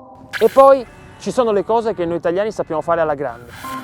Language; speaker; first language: Italian; native; Italian